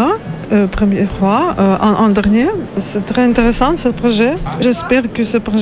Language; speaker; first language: French; non-native, learner; Ukrainian